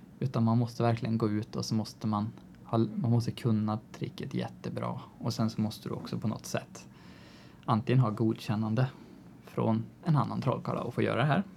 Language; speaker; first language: Swedish; native; Swedish